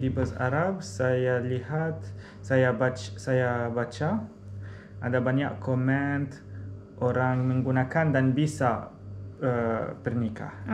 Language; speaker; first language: Indonesian; non-native, learner; Arabic